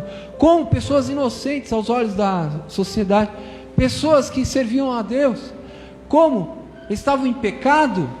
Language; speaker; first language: Portuguese; native; Portuguese